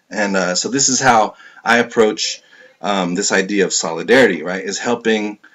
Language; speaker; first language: English; native; English